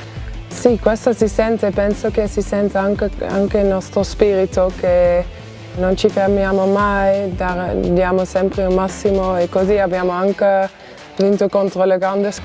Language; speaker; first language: Italian; non-native, fluent; Dutch